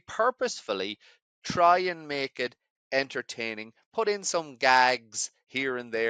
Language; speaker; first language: English; native; English